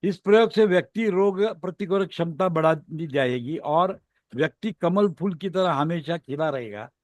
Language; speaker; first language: Hindi; non-native, local second language; Marathi